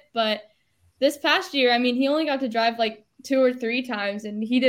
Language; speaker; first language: English; native; English